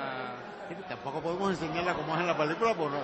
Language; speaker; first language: Spanish; native; Spanish